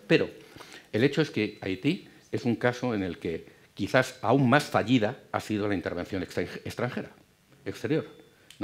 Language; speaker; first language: Spanish; native; Spanish